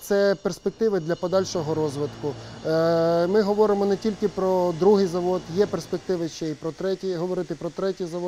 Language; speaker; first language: Ukrainian; native; Ukrainian